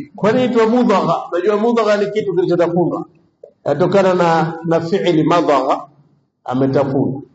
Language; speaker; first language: Swahili; native; Swahili